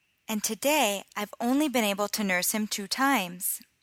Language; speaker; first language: English; native; English